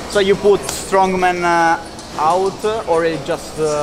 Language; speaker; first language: English; non-native, learner; Italian